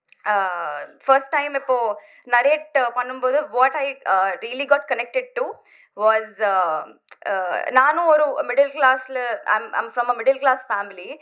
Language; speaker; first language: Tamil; non-native, learner; Telugu